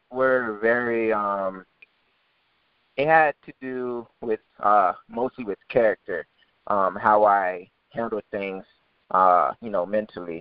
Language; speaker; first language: English; native; English